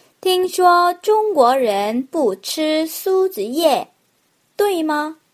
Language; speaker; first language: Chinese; non-native, fluent; Korean